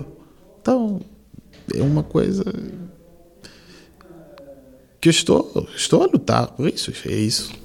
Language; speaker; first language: Portuguese; non-native, local second language; Kabuverdianu